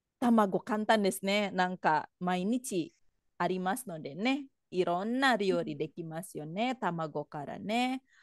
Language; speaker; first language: Japanese; non-native, fluent; Indonesian